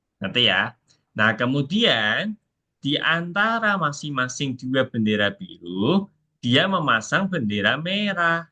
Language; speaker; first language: Indonesian; native; Indonesian